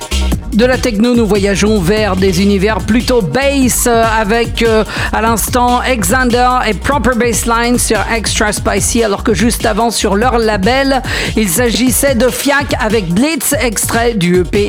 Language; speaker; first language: French; native; French